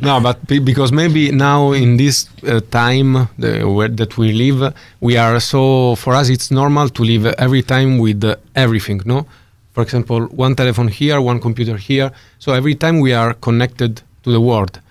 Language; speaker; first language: English; non-native, learner; Italian